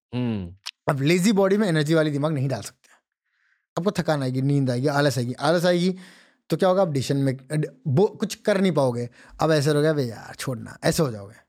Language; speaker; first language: Hindi; non-native, local second language; Odia